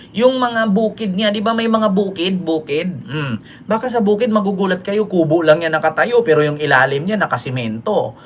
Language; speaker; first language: Filipino; non-native, local second language; Cebuano